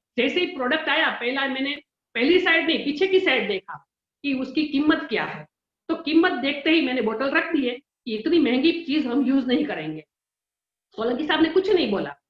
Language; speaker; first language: Hindi; non-native, local second language; Gujarati